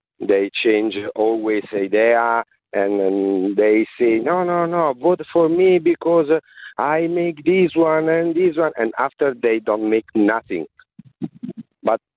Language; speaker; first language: English; non-native, learner; Italian